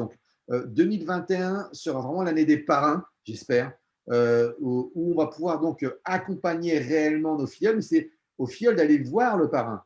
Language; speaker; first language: French; native; French